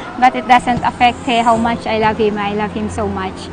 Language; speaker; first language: Filipino; native; Filipino